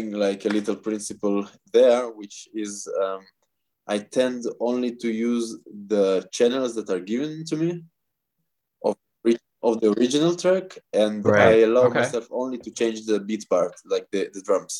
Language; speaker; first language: English; non-native, fluent; Russian